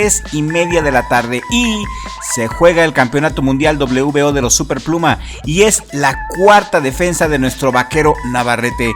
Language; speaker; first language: Spanish; native; Spanish